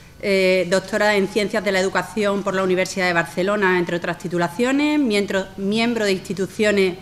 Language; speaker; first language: Spanish; native; Spanish